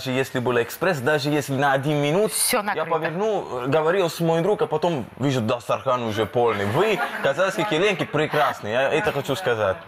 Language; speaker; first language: Russian; non-native, learner; Italian